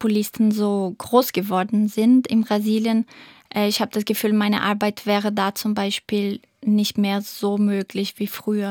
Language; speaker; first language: German; non-native, fluent; Portuguese